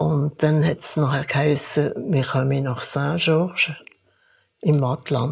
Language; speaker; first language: German; early bilingual, heritage; German